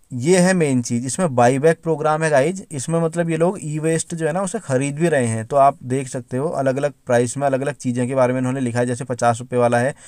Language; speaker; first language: Hindi; native; Hindi